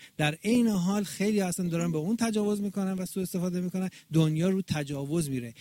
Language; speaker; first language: Persian; native; Persian